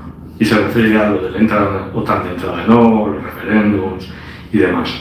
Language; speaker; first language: Spanish; native; Spanish